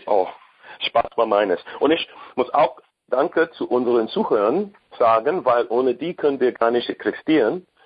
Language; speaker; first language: German; non-native, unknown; English